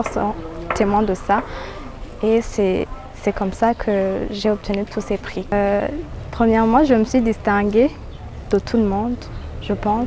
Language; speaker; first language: French; non-native, local second language; Rundi